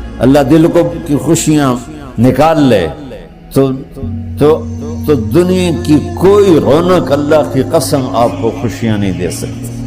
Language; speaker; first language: Urdu; non-native, local second language; Punjabi